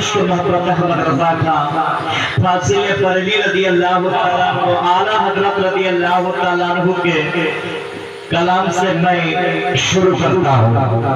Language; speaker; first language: Urdu; non-native, local second language; Bangla